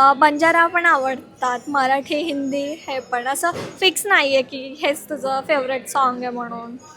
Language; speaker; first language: Marathi; non-native, local second language; Lambadi